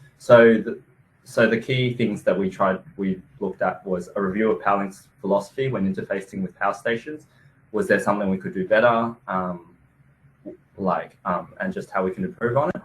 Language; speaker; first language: English; native; English